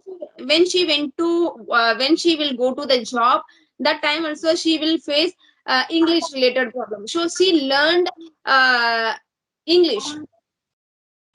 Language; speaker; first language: English; non-native, learner; Tamil